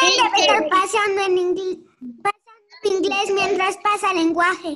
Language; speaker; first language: Spanish; native; Spanish